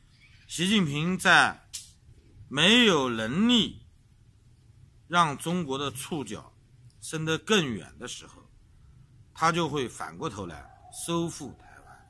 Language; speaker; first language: Chinese; native; Chinese